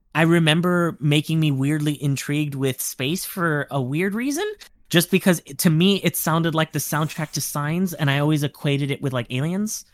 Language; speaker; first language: English; early bilingual, other home language; Spanish